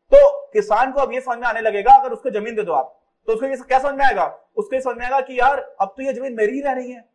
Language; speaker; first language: Hindi; native; Hindi